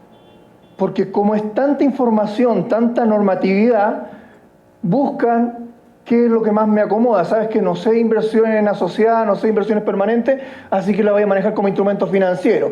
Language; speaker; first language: Spanish; native; Spanish